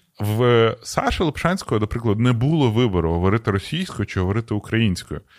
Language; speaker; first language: Ukrainian; non-native, local second language; Russian